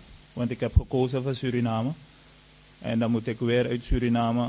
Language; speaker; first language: Dutch; non-native, fluent; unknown